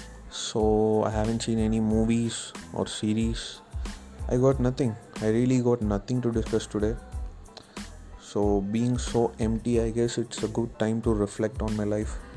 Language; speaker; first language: English; non-native, local second language; Tamil